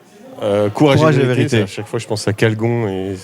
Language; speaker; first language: French; native; French